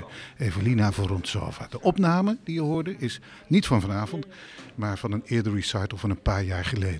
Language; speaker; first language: Dutch; native; Dutch